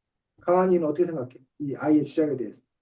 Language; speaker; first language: Korean; native; Korean